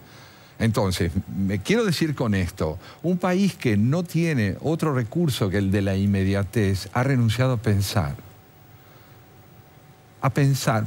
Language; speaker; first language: Spanish; native; Spanish